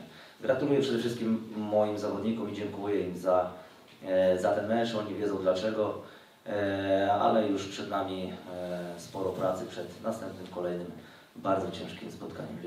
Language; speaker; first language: Polish; native; Polish